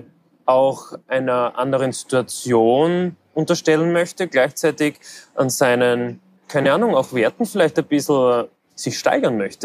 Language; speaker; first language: German; native; German